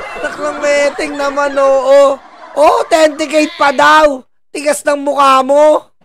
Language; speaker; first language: Filipino; native; Filipino